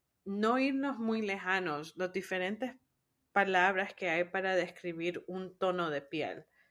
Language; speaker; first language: Spanish; early bilingual, heritage; Spanish